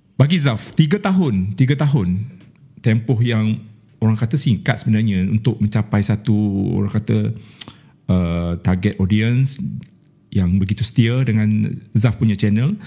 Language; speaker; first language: Malay; native; Malay